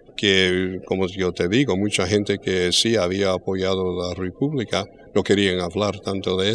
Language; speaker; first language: Spanish; early bilingual, heritage; English